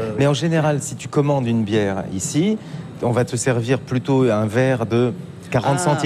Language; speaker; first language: French; native; French